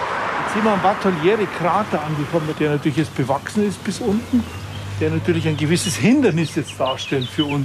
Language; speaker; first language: German; native; German